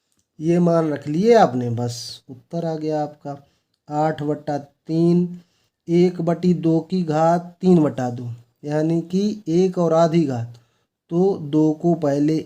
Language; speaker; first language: Hindi; native; Hindi